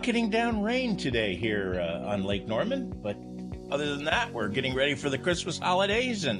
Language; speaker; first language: English; native; English